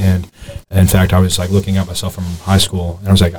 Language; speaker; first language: English; native; English